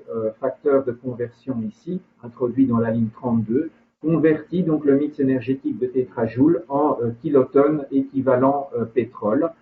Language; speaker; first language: French; native; French